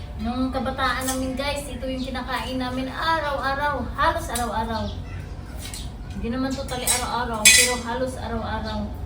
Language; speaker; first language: Filipino; non-native, local second language; Cebuano